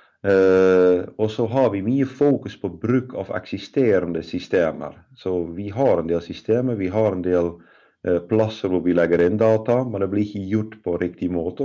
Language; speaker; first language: Norwegian; non-native, fluent; Dutch